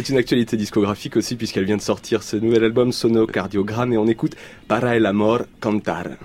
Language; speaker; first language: French; native; French